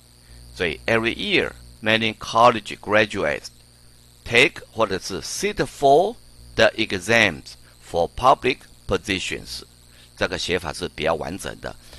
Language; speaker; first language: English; non-native, fluent; Chinese